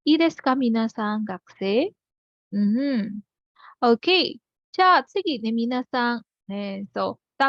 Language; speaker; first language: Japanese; non-native, fluent; Filipino